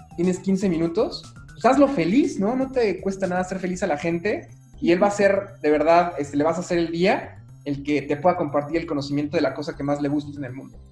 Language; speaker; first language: Spanish; native; Spanish